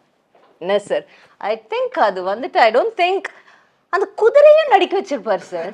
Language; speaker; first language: Tamil; native; Tamil